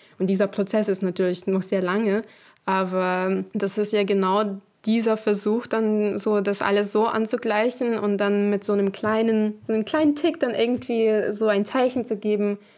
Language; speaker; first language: German; non-native, fluent; Ukrainian